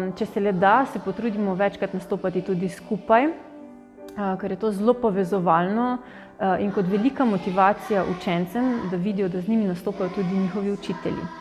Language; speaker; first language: Slovenian; native; Slovenian